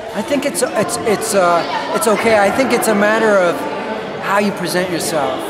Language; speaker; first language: English; native; English